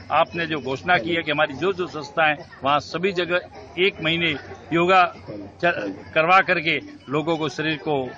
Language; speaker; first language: Hindi; native; Hindi